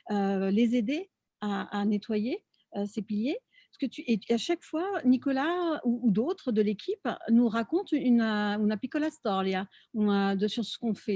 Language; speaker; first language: French; native; French